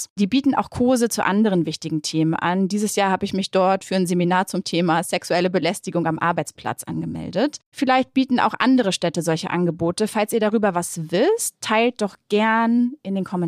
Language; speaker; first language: German; native; German